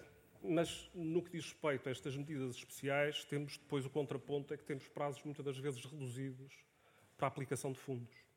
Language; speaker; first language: Portuguese; native; Portuguese